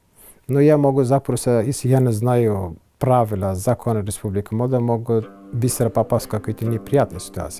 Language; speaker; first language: Russian; non-native, fluent; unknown